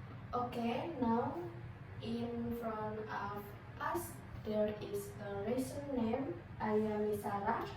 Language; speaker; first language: English; non-native, learner; Indonesian